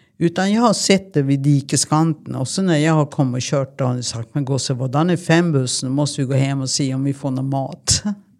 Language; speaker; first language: Swedish; native; Swedish